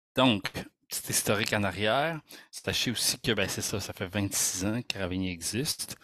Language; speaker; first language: French; native; French